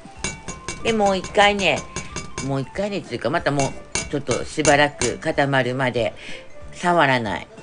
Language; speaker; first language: Japanese; native; Japanese